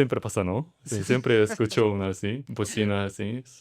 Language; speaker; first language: Spanish; non-native, learner; Korean